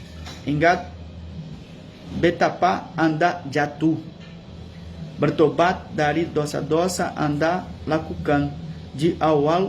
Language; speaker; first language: Indonesian; non-native, learner; Portuguese